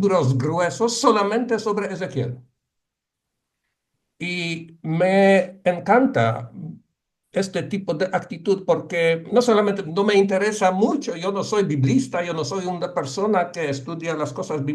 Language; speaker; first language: Spanish; non-native, fluent; Polish